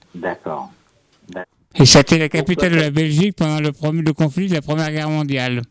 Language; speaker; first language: French; native; French